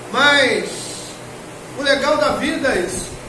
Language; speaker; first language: Portuguese; native; Portuguese